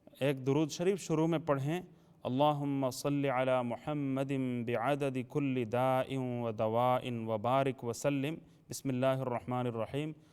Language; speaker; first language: Urdu; native; Urdu